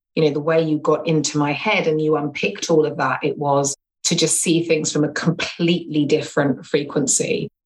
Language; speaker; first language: English; native; English